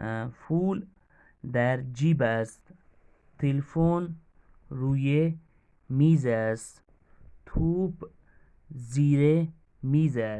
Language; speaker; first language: Persian; non-native, fluent; Urdu